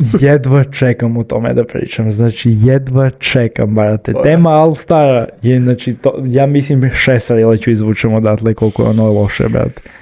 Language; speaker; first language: Serbian; native; Serbian